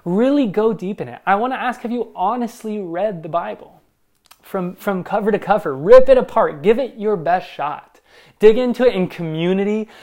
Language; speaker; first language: English; native; English